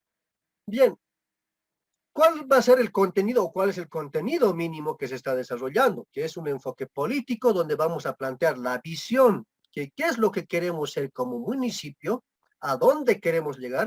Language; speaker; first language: Spanish; native; Spanish